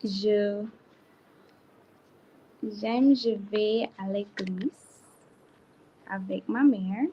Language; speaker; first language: French; non-native, learner; English